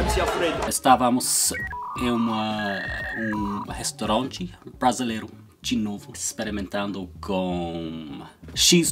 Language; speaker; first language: Portuguese; non-native, learner; English